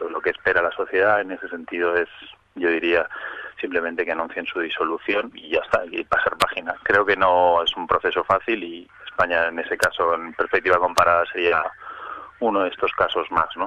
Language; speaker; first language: Spanish; native; Spanish